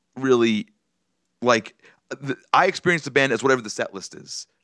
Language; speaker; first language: English; native; English